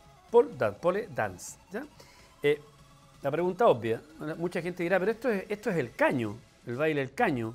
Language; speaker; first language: Spanish; native; Spanish